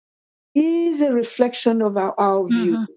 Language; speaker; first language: English; non-native, fluent; Akan